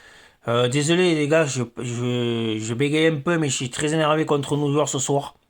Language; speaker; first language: French; native; French